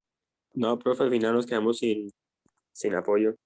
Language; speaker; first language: Spanish; native; Spanish